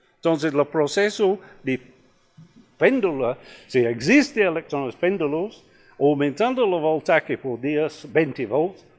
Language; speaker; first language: Spanish; non-native, fluent; English